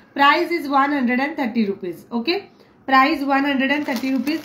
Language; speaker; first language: Hindi; non-native, local second language; Marathi